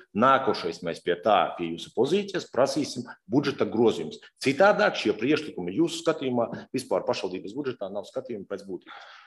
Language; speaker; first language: Latvian; non-native, local second language; Russian